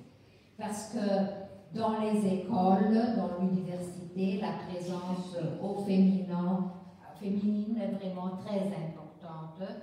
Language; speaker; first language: French; non-native, fluent; Italian